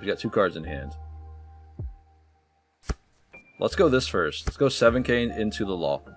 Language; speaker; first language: English; native; English